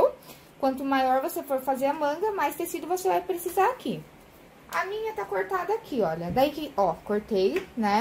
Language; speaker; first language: Portuguese; native; Portuguese